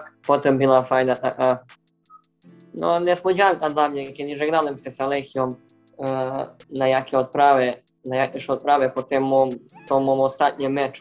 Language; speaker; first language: Polish; non-native, learner; Serbian